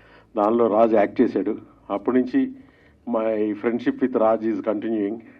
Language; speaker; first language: Telugu; native; Telugu